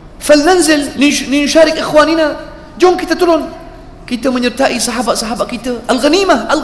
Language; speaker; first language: Malay; non-native, fluent; Arabic